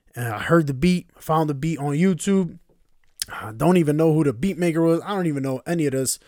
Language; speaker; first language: English; native; English